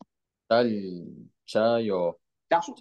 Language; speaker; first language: Korean; non-native, learner; Kyrgyz